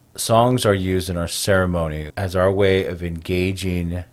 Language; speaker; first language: English; native; English